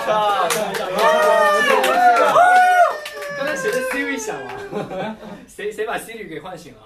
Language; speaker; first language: Chinese; native; Chinese